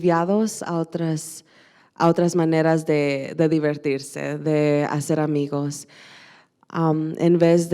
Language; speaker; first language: Spanish; early bilingual, heritage; Spanish